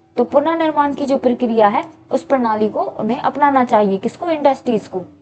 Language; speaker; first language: Hindi; native; Hindi